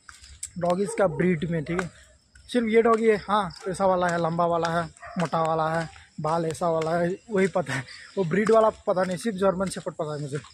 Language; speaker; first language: Hindi; non-native, local second language; Nepali